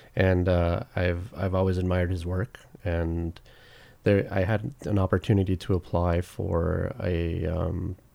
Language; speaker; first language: English; native; English